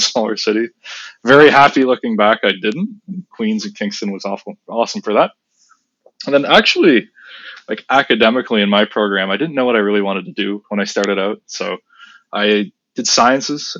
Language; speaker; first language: English; native; English